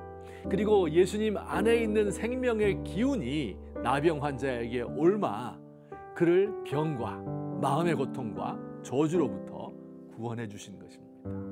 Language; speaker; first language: Korean; native; Korean